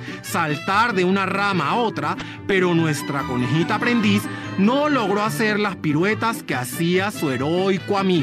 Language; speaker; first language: Spanish; native; Spanish